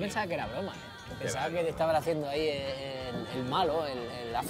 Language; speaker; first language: Spanish; native; Spanish